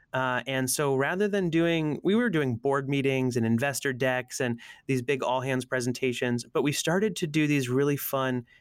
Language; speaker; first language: English; native; English